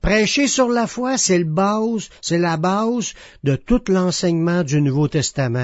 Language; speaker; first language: French; native; French